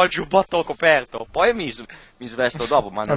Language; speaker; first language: Italian; native; Italian